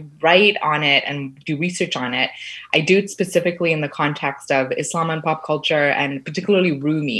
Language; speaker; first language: English; native; English